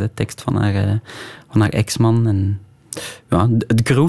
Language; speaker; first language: Dutch; native; Dutch